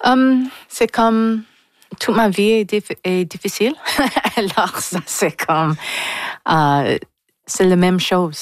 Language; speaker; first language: French; non-native, learner; English